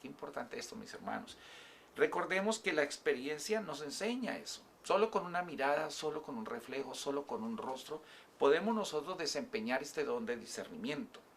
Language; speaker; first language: Spanish; native; Spanish